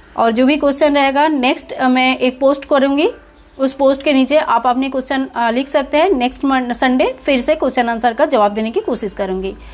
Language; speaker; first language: Hindi; non-native, local second language; Bangla